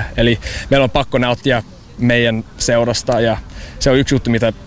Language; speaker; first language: Finnish; non-native, learner; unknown